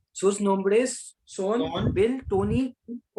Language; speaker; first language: Spanish; non-native, learner; Hindi